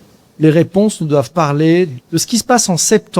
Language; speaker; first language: French; native; French